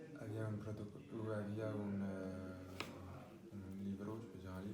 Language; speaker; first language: Spanish; non-native, learner; French